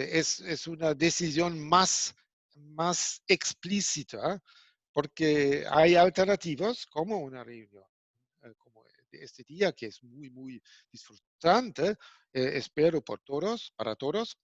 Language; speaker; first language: Spanish; non-native, fluent; German